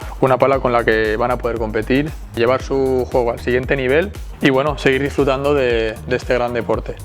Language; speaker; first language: Spanish; native; Spanish